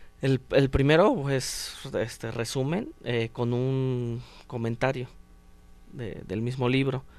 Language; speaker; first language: Spanish; native; Spanish